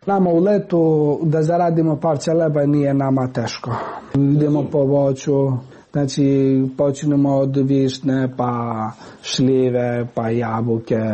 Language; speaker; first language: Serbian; non-native, local second language; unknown